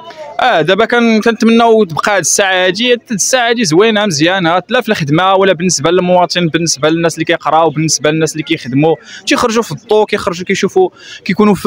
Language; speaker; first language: Arabic; native; Arabic